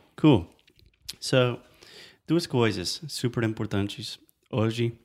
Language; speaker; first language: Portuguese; non-native, fluent; English